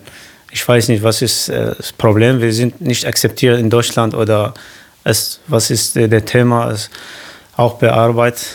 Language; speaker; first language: German; non-native, learner; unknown